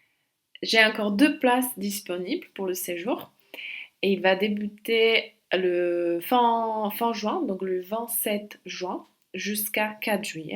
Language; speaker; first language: French; non-native, fluent; Slovak